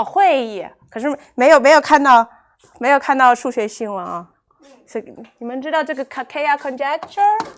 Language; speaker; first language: Chinese; non-native, fluent; English